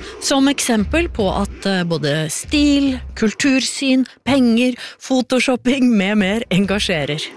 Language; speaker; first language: Norwegian; native; Norwegian